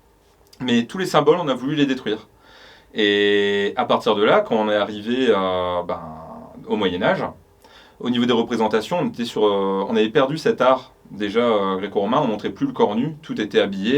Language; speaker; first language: French; native; French